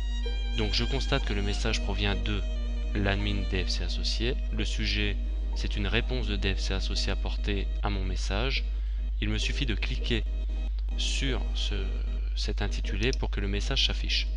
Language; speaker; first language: French; native; French